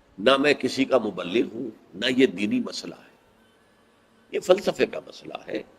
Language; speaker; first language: Urdu; native; Urdu